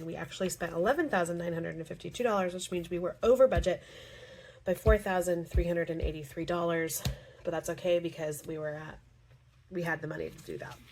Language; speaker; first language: English; native; English